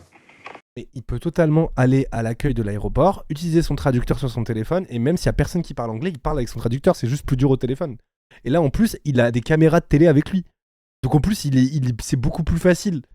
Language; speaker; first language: French; native; French